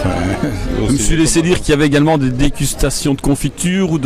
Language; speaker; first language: French; native; French